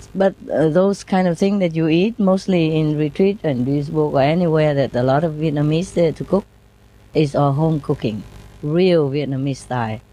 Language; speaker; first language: English; non-native, fluent; Vietnamese